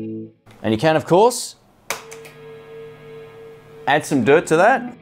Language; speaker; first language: English; native; English